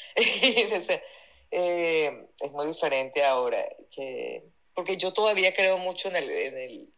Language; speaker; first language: Spanish; native; Spanish